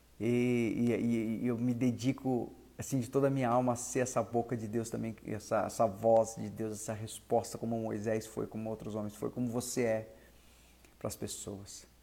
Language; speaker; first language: Portuguese; native; Portuguese